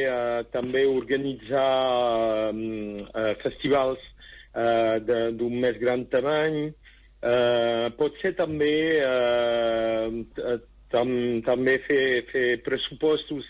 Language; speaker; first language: Catalan; non-native, local second language; French